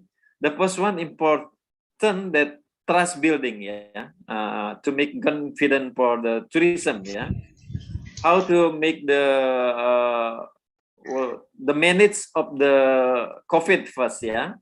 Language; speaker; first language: English; non-native, learner; Indonesian